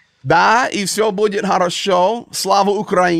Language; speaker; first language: Russian; non-native, learner; English